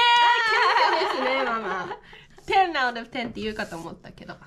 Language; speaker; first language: Japanese; native; Japanese